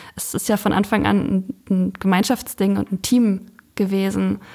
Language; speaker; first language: German; native; German